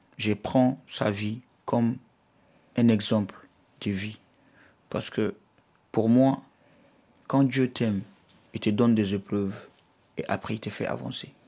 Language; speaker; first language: French; non-native, local second language; Bambara